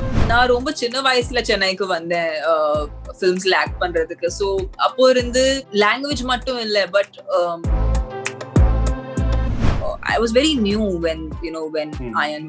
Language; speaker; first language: Tamil; non-native, local second language; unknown